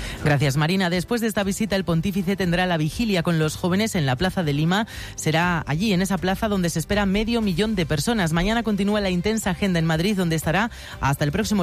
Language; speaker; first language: Spanish; native; Spanish